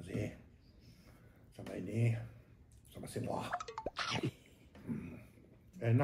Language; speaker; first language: Indonesian; non-native, learner; French